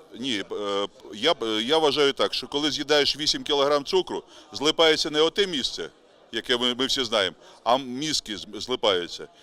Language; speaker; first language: Ukrainian; native; Ukrainian